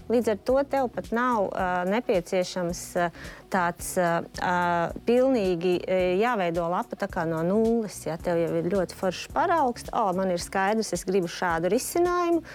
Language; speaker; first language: Latvian; native; Latvian